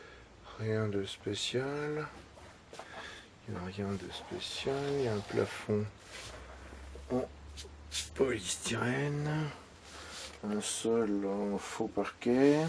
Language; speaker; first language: French; native; French